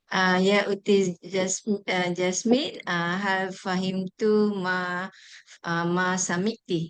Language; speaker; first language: Arabic; non-native, learner; Malay